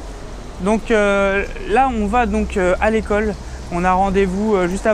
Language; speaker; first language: French; native; French